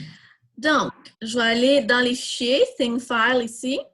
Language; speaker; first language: French; native; French